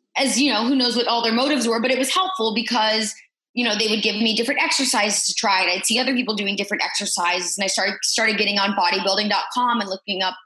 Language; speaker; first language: English; native; English